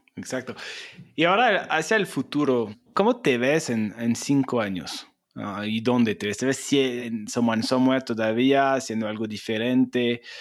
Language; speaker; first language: Spanish; non-native, fluent; French